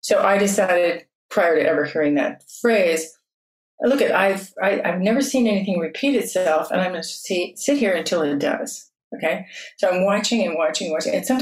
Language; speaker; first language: English; native; English